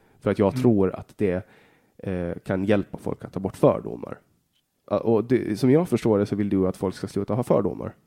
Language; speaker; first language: Swedish; native; Swedish